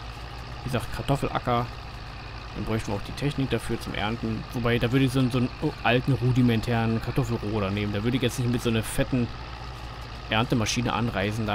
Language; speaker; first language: German; native; German